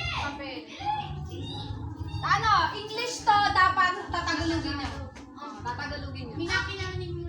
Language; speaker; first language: Filipino; non-native, local second language; Cebuano